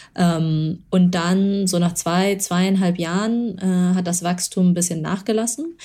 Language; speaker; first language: German; early bilingual, other home language; Chinese